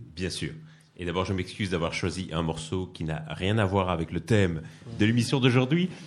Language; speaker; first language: French; native; French